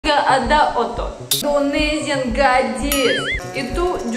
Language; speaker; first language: Indonesian; non-native, learner; Russian